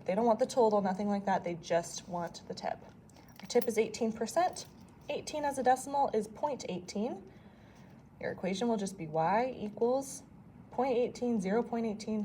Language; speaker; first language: English; native; English